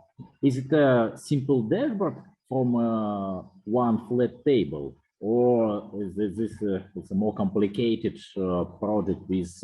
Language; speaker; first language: English; non-native, fluent; Russian